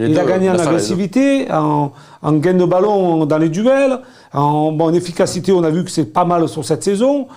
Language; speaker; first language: French; native; French